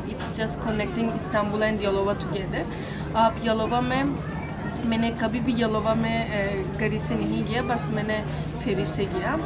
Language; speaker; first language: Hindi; non-native, learner; Turkish